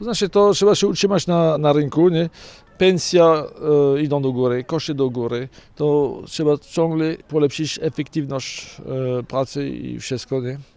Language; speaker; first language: Polish; non-native, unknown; French